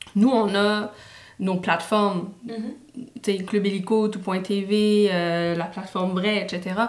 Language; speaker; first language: French; native; French